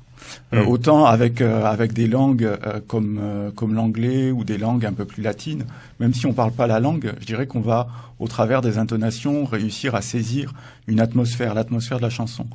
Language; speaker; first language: French; native; French